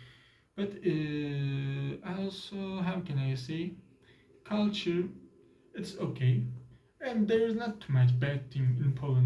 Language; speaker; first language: English; non-native, learner; Turkish